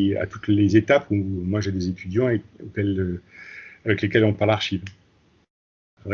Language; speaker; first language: French; native; French